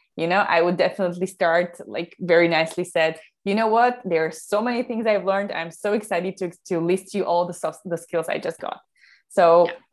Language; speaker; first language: English; non-native, fluent; Slovak